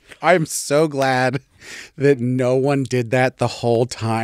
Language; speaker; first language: English; native; English